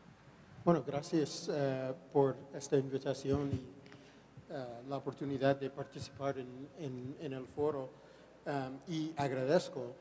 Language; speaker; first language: Spanish; non-native, fluent; English